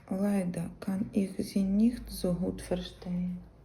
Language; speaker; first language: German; non-native, learner; Ukrainian